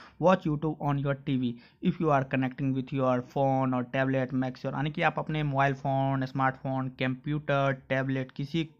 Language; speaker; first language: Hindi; native; Hindi